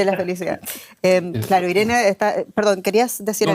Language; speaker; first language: Spanish; native; Spanish